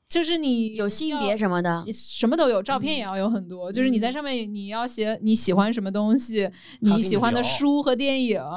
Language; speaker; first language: Chinese; native; Chinese